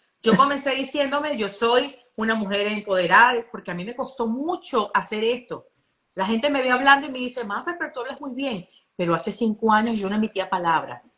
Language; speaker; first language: Spanish; native; Spanish